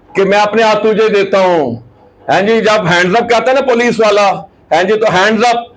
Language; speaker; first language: Urdu; non-native, local second language; Punjabi